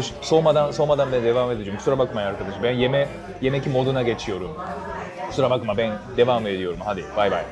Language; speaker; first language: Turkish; non-native, fluent; Japanese